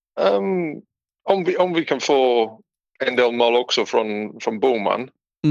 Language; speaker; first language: Swedish; non-native, learner; English